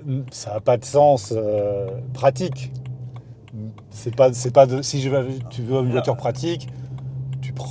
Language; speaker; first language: French; native; French